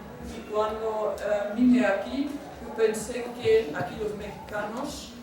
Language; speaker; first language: Spanish; non-native, fluent; German